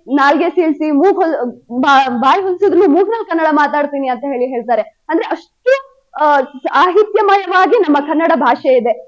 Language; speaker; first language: Kannada; native; Kannada